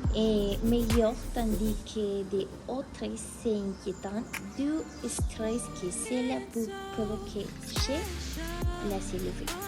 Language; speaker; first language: French; non-native, learner; Spanish